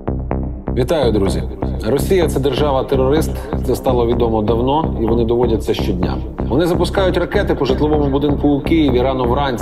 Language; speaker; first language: Ukrainian; native; Ukrainian